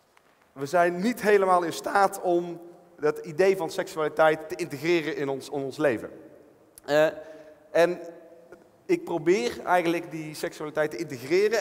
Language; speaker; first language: Dutch; native; Dutch